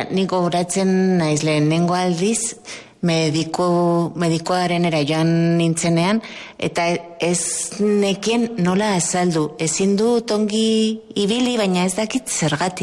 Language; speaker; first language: Basque; non-native, local second language; Spanish